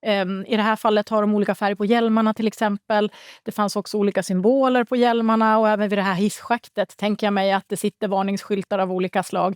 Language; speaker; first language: Swedish; native; Swedish